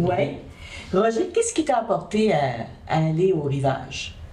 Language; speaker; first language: French; native; French